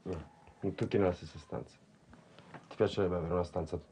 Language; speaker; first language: Italian; native; Italian